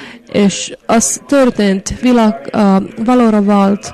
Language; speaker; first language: Hungarian; non-native, fluent; Finnish